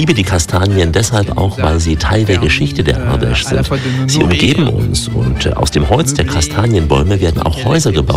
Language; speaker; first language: German; native; German